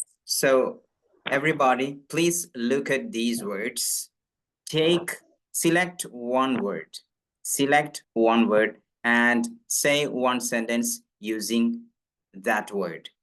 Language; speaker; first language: English; non-native, local second language; Malayalam